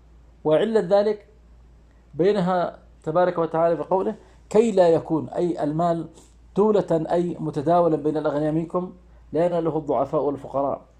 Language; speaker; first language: Arabic; native; Arabic